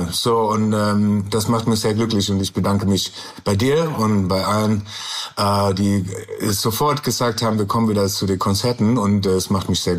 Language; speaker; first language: German; non-native, learner; English